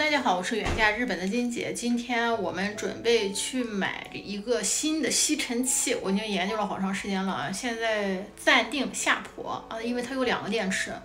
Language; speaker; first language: Chinese; native; Chinese